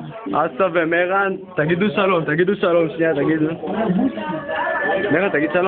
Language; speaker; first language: Hebrew; native; Hebrew